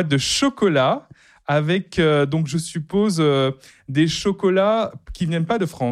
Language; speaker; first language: French; native; French